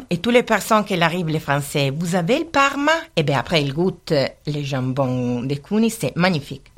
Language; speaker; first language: French; non-native, learner; Italian